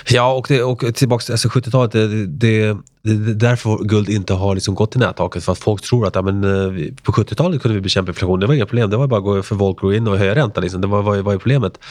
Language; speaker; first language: Swedish; early bilingual, other home language; Spanish